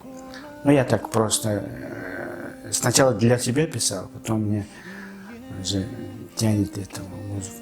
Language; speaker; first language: Russian; non-native, fluent; Mongolian